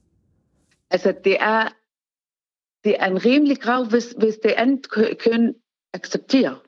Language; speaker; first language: Danish; non-native, learner; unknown